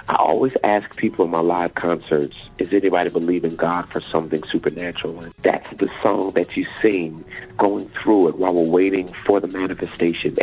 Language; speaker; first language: English; native; English